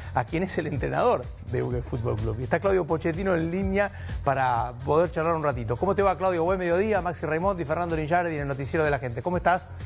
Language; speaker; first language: Spanish; native; Spanish